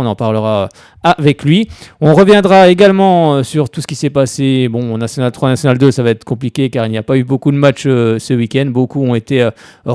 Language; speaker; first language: French; native; French